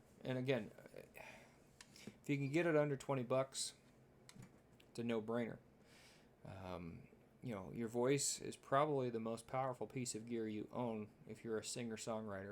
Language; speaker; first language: English; native; English